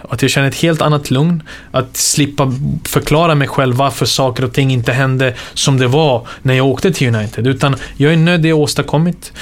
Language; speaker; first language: Swedish; early bilingual, other home language; Serbian